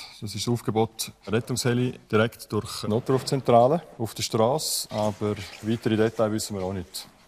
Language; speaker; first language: German; native; German